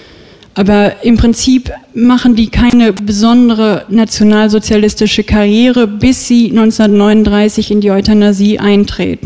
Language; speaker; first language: German; native; German